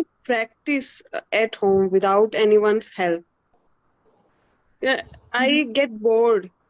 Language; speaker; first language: English; non-native, learner; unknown